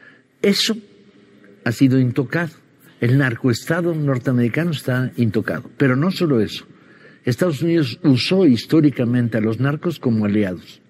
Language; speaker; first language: Spanish; native; Spanish